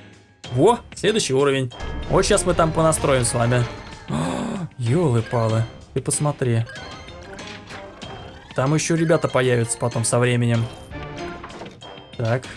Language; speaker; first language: Russian; native; Russian